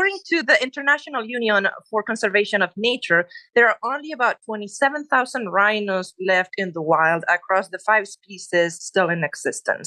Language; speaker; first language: English; non-native, fluent; Spanish